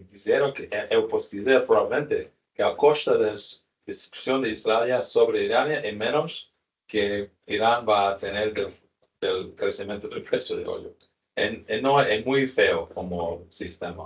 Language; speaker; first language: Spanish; non-native, learner; English